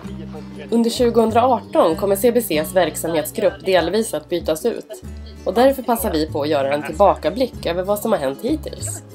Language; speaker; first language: Swedish; native; Swedish